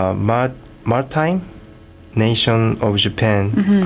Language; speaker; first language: English; non-native, learner; Japanese